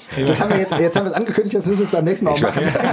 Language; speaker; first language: German; native; German